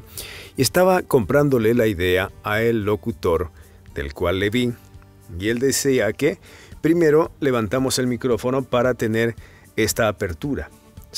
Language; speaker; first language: Spanish; native; Spanish